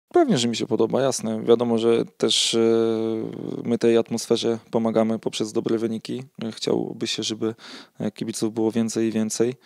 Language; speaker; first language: Polish; native; Polish